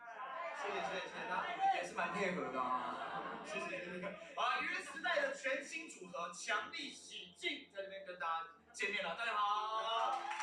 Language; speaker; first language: Chinese; native; Chinese